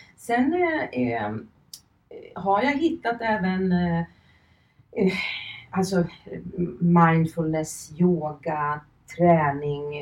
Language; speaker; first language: Swedish; early bilingual, other home language; Finnish